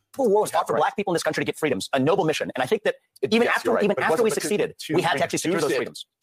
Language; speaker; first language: English; early bilingual, other home language; Hindi